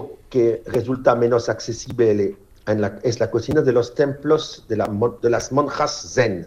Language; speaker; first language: Spanish; non-native, fluent; French